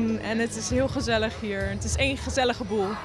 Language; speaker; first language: Dutch; native; Dutch